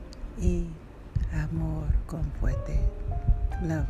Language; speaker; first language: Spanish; non-native, learner; English